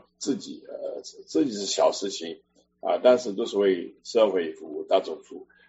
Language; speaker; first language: Chinese; native; Chinese